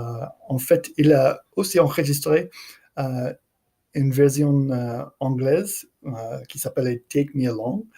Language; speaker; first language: French; non-native, learner; English